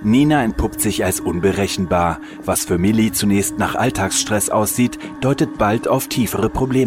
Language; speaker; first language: German; native; German